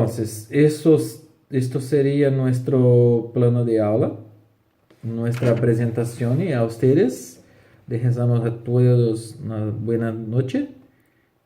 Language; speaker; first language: Spanish; non-native, learner; Portuguese